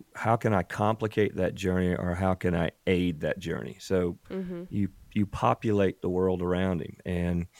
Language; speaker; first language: English; native; English